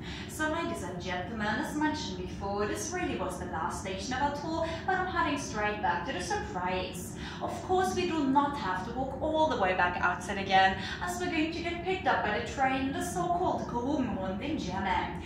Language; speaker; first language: English; non-native, fluent; German